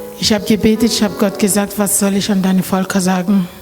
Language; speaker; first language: German; non-native, learner; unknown